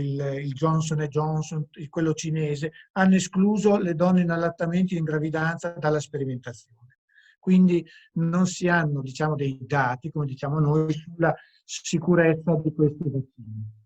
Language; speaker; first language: Italian; native; Italian